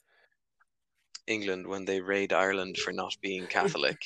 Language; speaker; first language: English; native; English